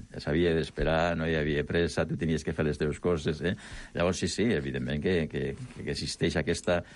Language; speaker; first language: Catalan; non-native, local second language; Spanish